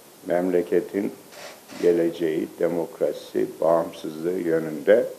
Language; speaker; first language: Turkish; native; Turkish